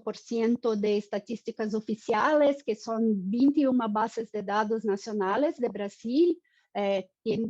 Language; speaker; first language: Spanish; non-native, fluent; Portuguese